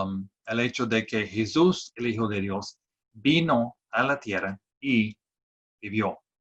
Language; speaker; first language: Spanish; non-native, fluent; English